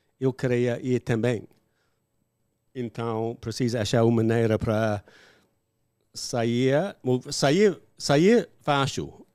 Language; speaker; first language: Portuguese; non-native, learner; English